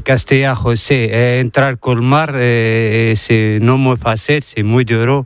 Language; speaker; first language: Spanish; non-native, learner; Arabic